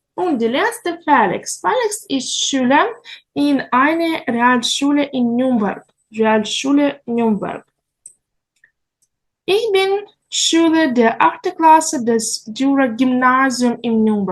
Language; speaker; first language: German; non-native, learner; Ukrainian